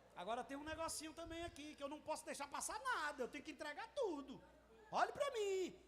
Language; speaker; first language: Portuguese; native; Portuguese